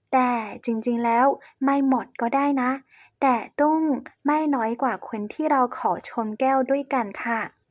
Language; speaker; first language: Thai; non-native, fluent; Chinese